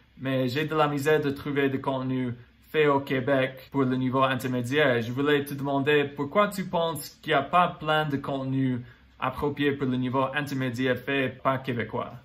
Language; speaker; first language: French; non-native, fluent; English